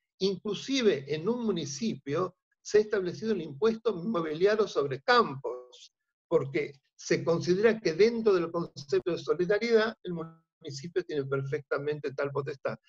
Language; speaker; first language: Spanish; native; Spanish